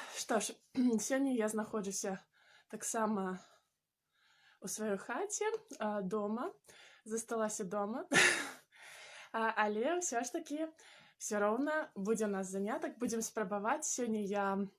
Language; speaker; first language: Belarusian; non-native, local second language; Russian